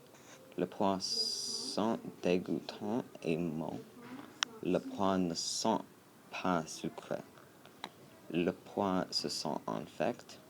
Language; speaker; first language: French; non-native, learner; English